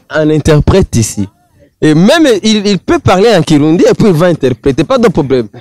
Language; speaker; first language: French; non-native, local second language; Rundi